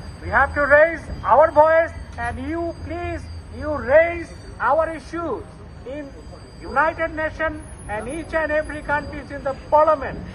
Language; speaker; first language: English; non-native, local second language; Bangla